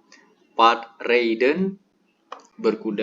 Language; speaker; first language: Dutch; non-native, learner; Indonesian